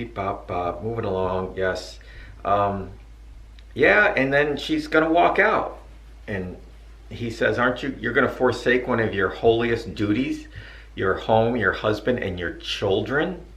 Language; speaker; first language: English; native; English